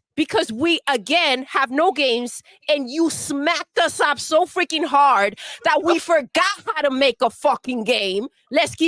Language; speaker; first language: English; native; English